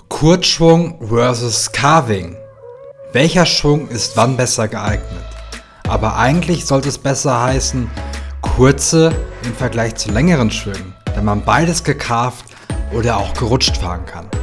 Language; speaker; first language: German; native; German